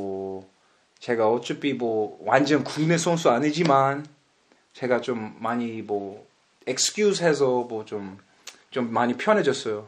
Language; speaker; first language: Korean; early bilingual, heritage; English